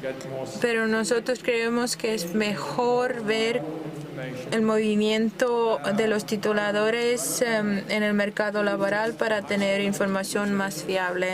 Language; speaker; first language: Spanish; non-native, fluent; Dutch